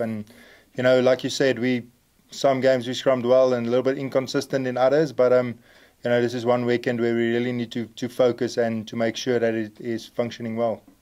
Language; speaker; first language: English; non-native, local second language; Afrikaans